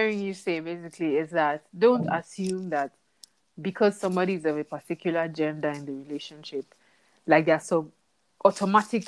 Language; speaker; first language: English; non-native, local second language; Yoruba